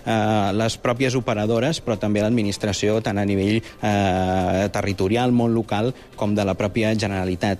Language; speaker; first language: Catalan; native; Catalan